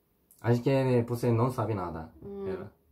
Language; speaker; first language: Portuguese; non-native, learner; Korean